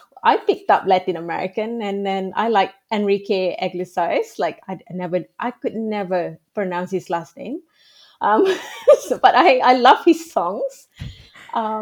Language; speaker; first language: English; non-native, local second language; Malay